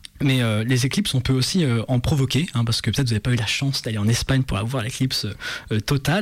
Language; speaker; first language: French; native; French